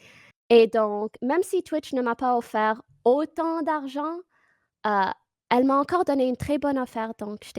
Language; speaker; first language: French; non-native, fluent; English